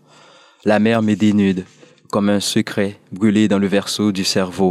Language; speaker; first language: French; non-native, local second language; Haitian Creole